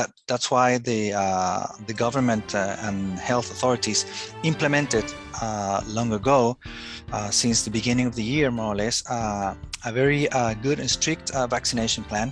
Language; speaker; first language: English; non-native, fluent; Spanish